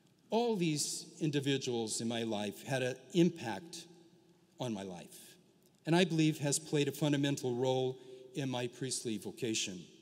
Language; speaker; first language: English; early bilingual, other home language; Portuguese